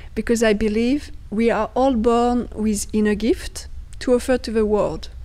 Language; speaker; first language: English; non-native, fluent; French